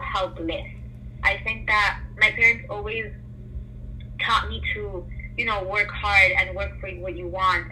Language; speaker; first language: English; native; English